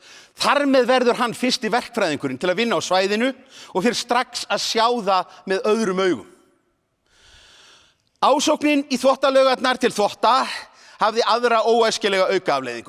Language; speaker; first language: Icelandic; native; Icelandic